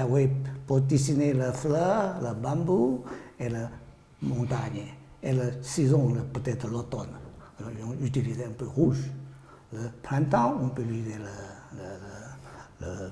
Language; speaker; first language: French; non-native, learner; Chinese